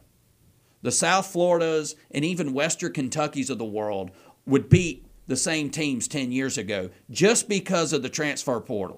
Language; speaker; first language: English; native; English